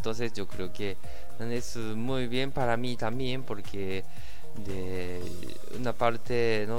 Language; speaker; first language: Spanish; non-native, learner; Japanese